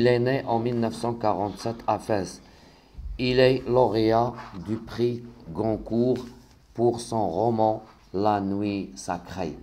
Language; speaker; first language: French; non-native, local second language; Arabic